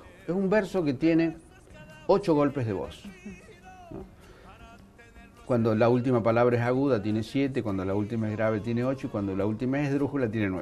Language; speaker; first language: Spanish; native; Spanish